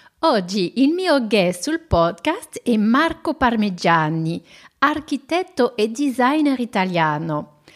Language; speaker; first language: Italian; non-native, fluent; French